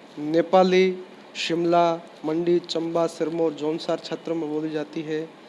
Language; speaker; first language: Hindi; native; Hindi